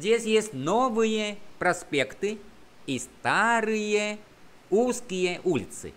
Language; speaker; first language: Russian; non-native, fluent; Vietnamese